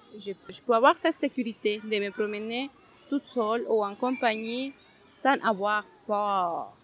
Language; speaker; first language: French; non-native, fluent; Spanish